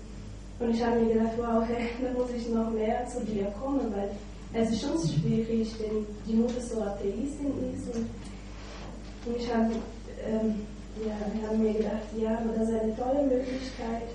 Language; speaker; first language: German; non-native, fluent; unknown